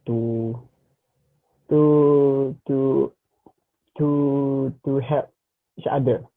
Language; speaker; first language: English; non-native, learner; Malay